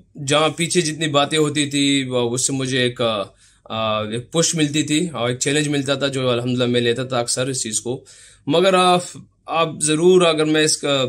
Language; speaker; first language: Urdu; non-native, local second language; Pashto